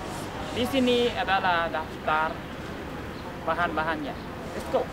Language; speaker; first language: Indonesian; non-native, learner; Thai